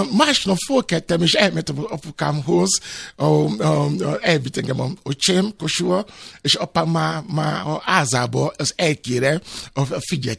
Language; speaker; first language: Hungarian; non-native, fluent; Yoruba